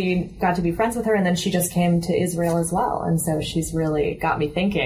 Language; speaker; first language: English; native; English